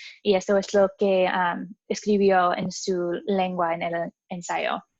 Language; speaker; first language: Spanish; non-native, learner; English